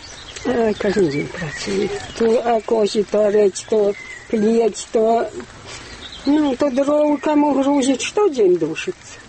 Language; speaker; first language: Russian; non-native, local second language; Belarusian